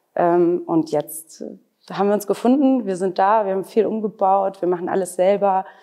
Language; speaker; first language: German; native; German